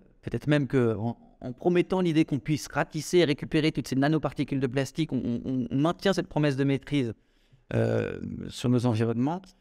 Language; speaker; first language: French; native; French